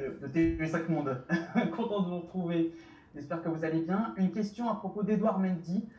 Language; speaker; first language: French; native; French